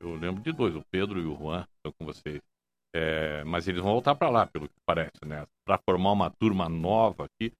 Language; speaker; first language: Portuguese; native; Portuguese